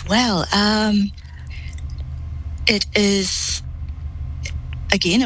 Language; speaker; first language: English; native; English